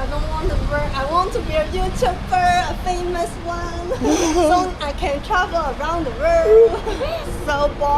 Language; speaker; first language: English; non-native, local second language; Cantonese